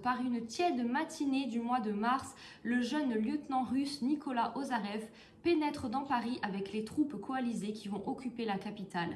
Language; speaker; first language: French; native; French